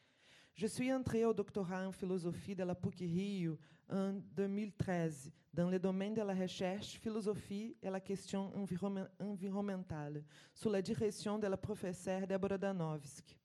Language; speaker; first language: French; non-native, fluent; Portuguese